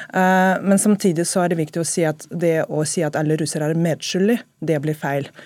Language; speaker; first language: Norwegian; non-native, fluent; Russian